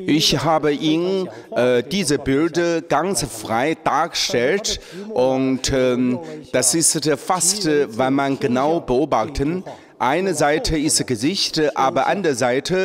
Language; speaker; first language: German; non-native, learner; Chinese